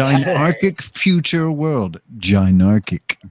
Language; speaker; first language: English; native; English